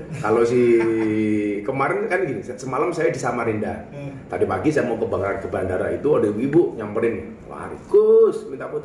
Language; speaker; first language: Indonesian; native; Indonesian